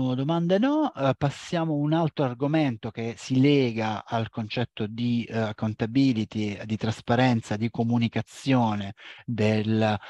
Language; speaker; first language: Italian; native; Italian